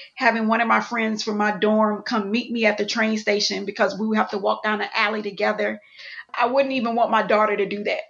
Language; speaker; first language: English; native; English